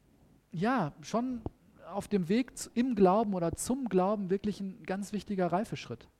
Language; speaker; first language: German; native; German